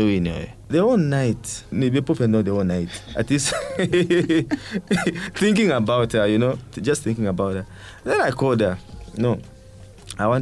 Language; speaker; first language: English; non-native, local second language; Bemba